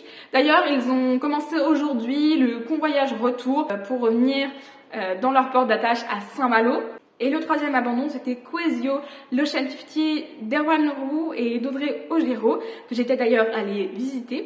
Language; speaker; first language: French; native; French